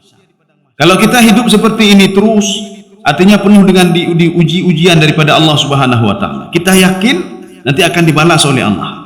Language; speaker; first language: Indonesian; native; Indonesian